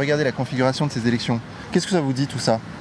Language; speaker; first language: French; native; French